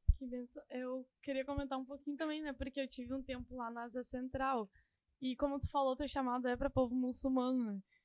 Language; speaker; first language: Portuguese; native; Portuguese